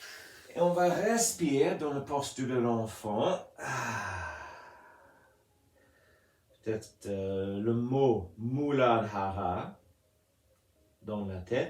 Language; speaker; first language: French; non-native, fluent; English